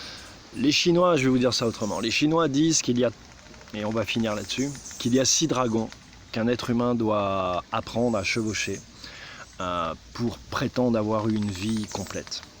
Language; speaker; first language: French; native; French